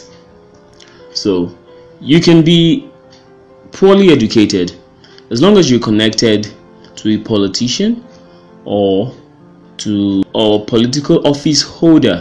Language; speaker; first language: English; non-native, local second language; Yoruba